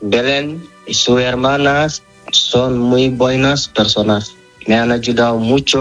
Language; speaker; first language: Spanish; non-native, learner; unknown